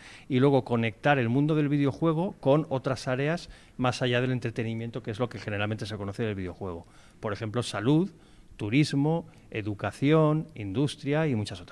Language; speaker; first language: Spanish; native; Spanish